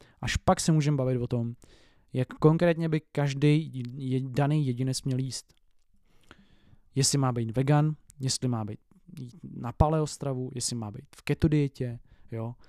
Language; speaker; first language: Czech; native; Czech